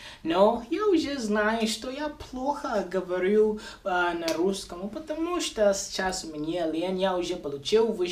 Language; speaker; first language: Russian; non-native, local second language; Bemba